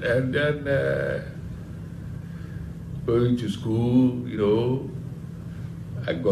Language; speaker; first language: English; non-native, local second language; Akan